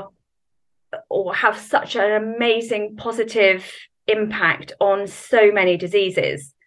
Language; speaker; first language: English; native; English